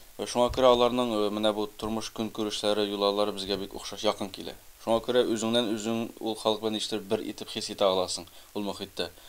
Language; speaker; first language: Tatar; early bilingual, heritage; Tatar